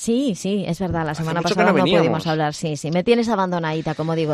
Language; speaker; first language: Spanish; native; Spanish